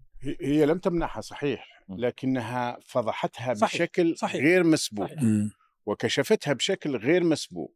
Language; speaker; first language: Arabic; native; Arabic